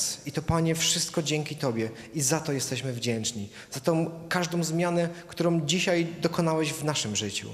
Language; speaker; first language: Polish; native; Polish